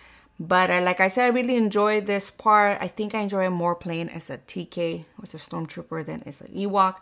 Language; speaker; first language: English; native; English